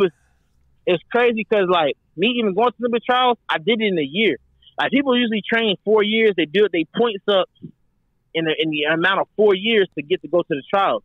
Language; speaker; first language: English; native; English